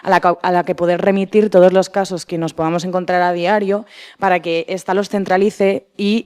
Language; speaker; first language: Spanish; native; Spanish